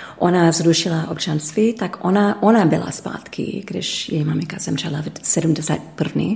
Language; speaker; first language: Czech; early bilingual, heritage; English